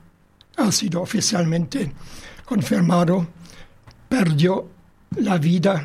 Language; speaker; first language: Spanish; non-native, fluent; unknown